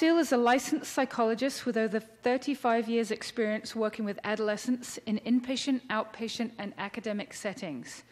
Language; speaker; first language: English; native; English